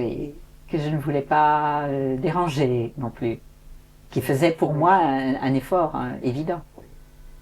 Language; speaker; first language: French; native; French